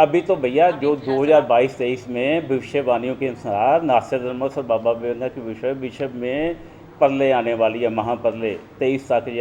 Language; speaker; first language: Hindi; non-native, local second language; Punjabi